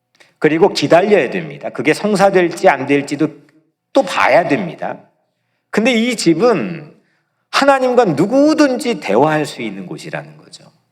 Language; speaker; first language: Korean; native; Korean